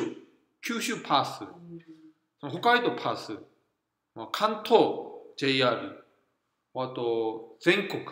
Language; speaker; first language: Japanese; non-native, fluent; Korean